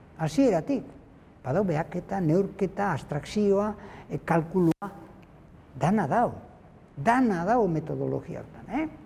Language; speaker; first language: Basque; native; Basque